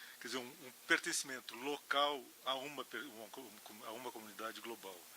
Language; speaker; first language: Portuguese; native; Portuguese